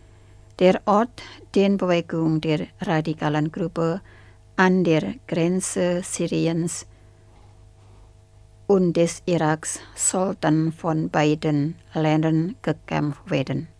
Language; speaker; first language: German; non-native, fluent; Indonesian